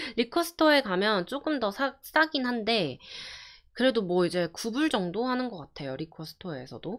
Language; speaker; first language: Korean; early bilingual, heritage; Korean